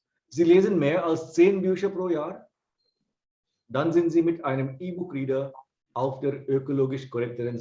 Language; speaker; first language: German; non-native, fluent; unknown